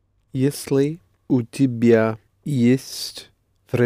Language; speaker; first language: Russian; non-native, learner; English